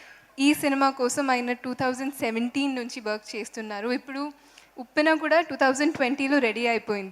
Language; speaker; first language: Telugu; non-native, fluent; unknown